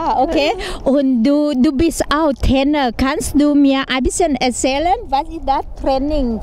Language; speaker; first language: German; non-native, learner; Thai